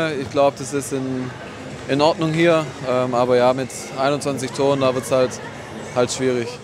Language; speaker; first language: German; native; German